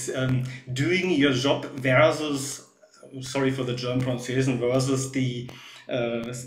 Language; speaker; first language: English; non-native, fluent; German